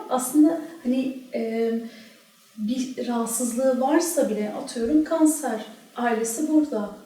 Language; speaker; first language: Turkish; early bilingual, heritage; Turkish